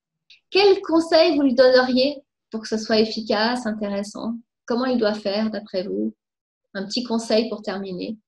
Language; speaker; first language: French; native; French